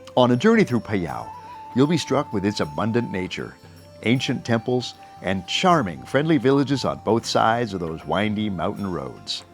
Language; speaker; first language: English; native; English